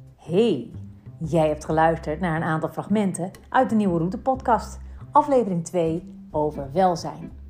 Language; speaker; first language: Dutch; native; Dutch